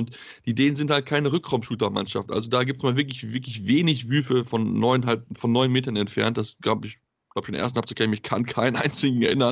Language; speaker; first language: German; native; German